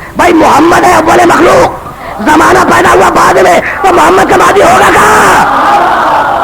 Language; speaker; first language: Urdu; native; Urdu